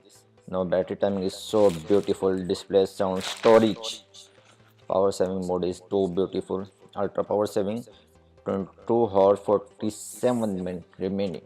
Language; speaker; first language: English; non-native, learner; Urdu